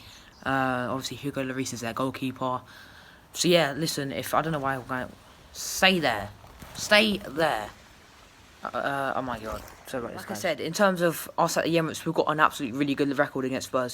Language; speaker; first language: English; native; English